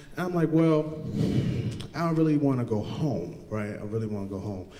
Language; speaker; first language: English; native; English